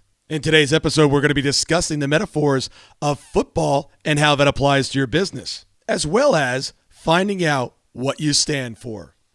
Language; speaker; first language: English; native; English